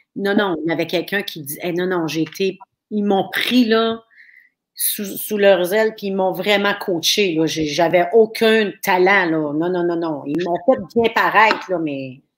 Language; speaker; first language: French; native; French